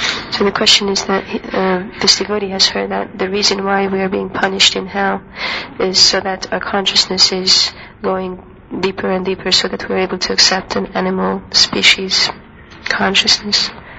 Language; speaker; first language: English; non-native, fluent; Hungarian